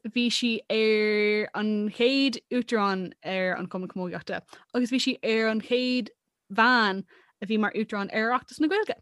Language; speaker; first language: Irish; non-native, local second language; English